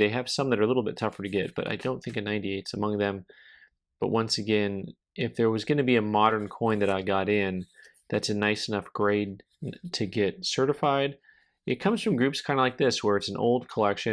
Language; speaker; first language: English; native; English